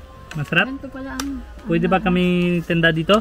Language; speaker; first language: Filipino; non-native, learner; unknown